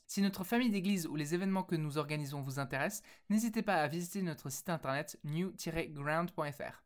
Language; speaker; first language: French; native; French